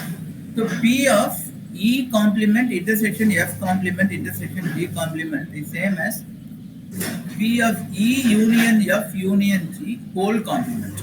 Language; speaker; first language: English; non-native, local second language; Tamil